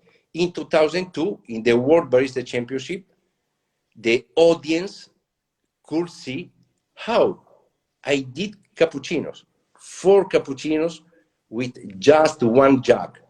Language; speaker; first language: English; non-native, learner; Italian